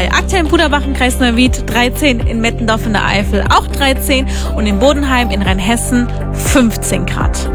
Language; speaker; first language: German; native; German